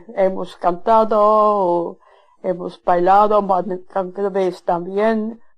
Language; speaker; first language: Spanish; non-native, fluent; Swiss German